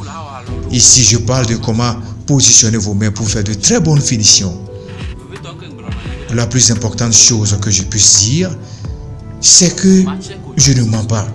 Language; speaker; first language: French; non-native, local second language; Ewe